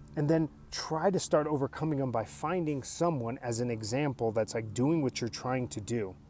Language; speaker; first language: English; early bilingual, other home language; Spanish